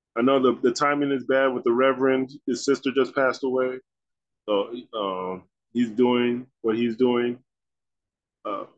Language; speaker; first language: English; native; English